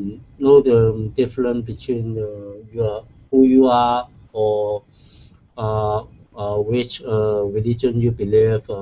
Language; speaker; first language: English; non-native, learner; Chinese